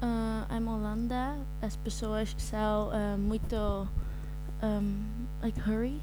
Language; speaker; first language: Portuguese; non-native, learner; Dutch